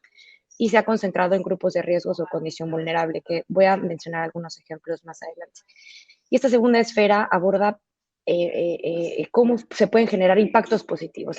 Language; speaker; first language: Spanish; native; Spanish